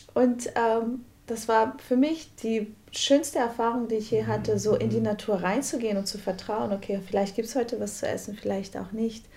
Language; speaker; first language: German; non-native, fluent; Portuguese